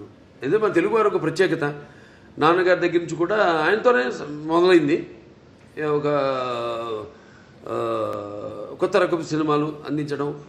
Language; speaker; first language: Telugu; native; Telugu